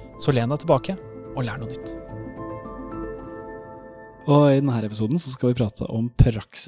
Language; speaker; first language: Norwegian; native; Norwegian